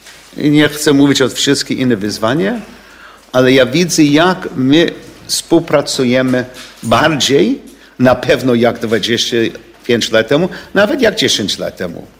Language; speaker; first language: Polish; non-native, learner; English